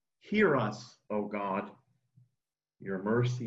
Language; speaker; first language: English; native; English